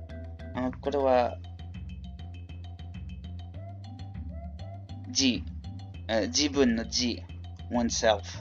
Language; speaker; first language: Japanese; non-native, learner; English